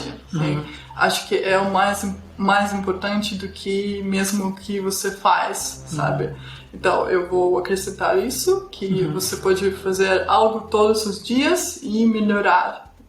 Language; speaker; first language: Portuguese; non-native, fluent; Russian